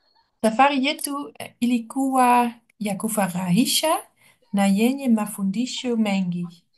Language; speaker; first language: Swahili; non-native, learner; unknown